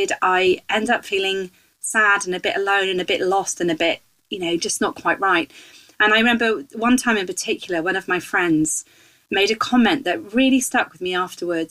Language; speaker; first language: English; native; English